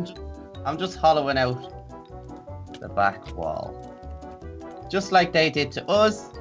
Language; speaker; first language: English; native; English